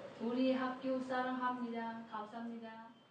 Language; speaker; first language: Korean; non-native, learner; Nepali